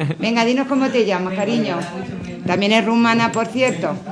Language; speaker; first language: Spanish; native; Spanish